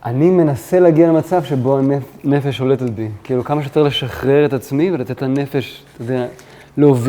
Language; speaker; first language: Hebrew; native; Hebrew